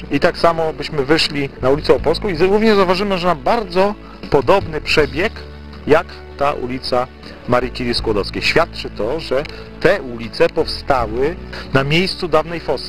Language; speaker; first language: Polish; native; Polish